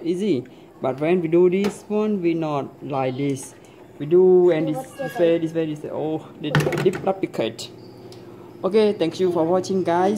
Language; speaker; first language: English; non-native, learner; Khmer